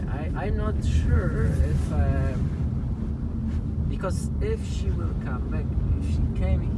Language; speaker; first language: English; non-native, learner; Polish